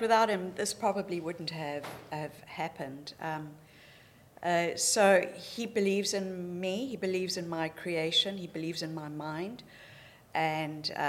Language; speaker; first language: English; native; English